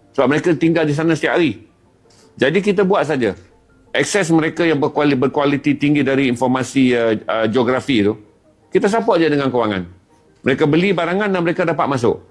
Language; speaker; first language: Malay; native; Malay